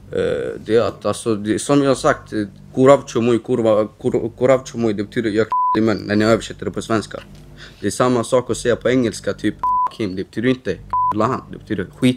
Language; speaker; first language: Swedish; early bilingual, other home language; Romany